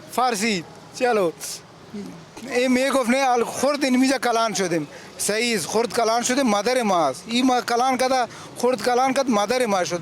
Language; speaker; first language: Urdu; non-native, local second language; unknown